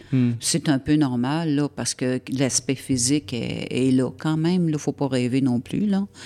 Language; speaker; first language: French; native; French